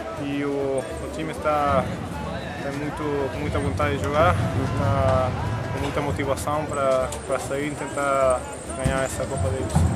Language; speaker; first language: Portuguese; non-native, fluent; Spanish